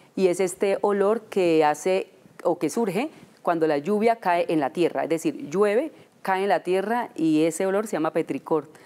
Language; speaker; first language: Spanish; native; Spanish